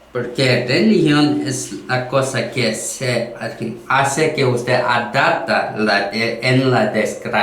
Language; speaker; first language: Spanish; non-native, learner; Korean